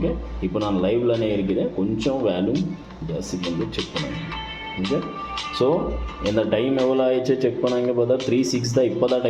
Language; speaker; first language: Tamil; non-native, learner; Kannada